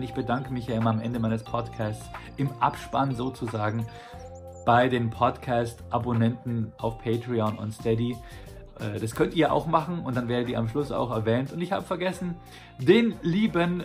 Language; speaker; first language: German; native; German